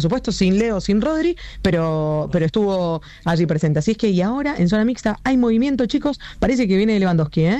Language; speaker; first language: Spanish; native; Spanish